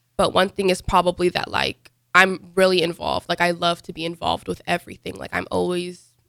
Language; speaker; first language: English; native; English